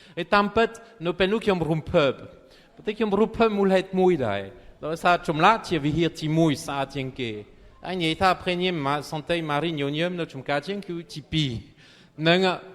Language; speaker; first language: Khmer; non-native, fluent; French